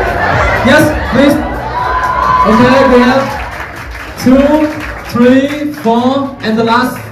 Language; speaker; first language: English; non-native, fluent; Vietnamese